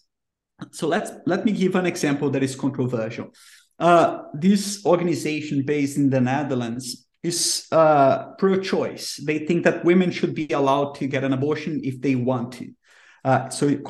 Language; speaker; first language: English; non-native, fluent; Portuguese